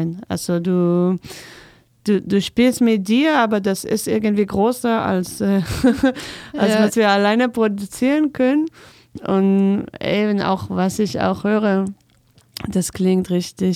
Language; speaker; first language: German; non-native, fluent; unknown